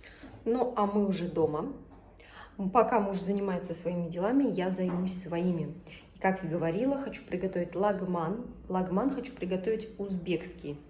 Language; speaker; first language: Russian; native; Russian